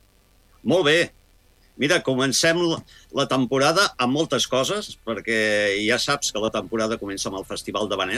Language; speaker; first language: Catalan; native; Catalan